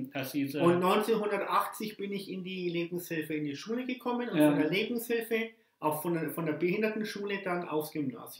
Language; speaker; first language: German; early bilingual, other home language; English